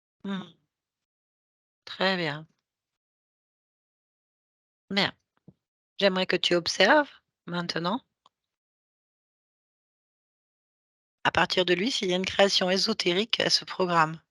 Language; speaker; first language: French; native; French